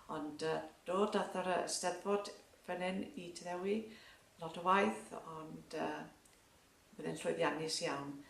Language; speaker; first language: Welsh; native; Welsh